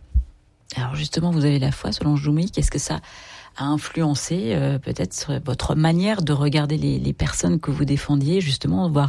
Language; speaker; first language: French; native; French